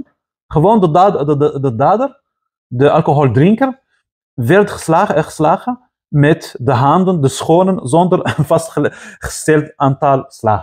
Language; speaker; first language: Dutch; non-native, fluent; Arabic